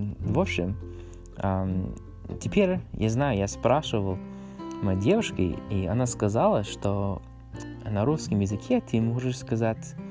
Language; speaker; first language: Russian; non-native, learner; English